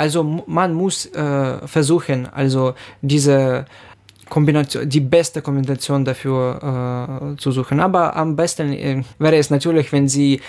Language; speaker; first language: German; non-native, fluent; Ukrainian